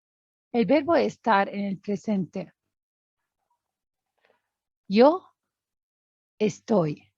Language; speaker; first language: Spanish; non-native, learner; Arabic